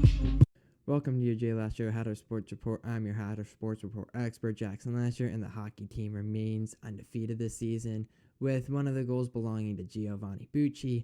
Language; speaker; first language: English; native; English